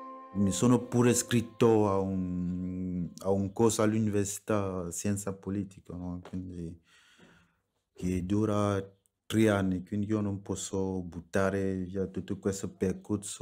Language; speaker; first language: Italian; non-native, fluent; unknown